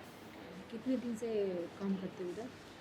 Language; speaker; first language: Hindi; non-native, local second language; Telugu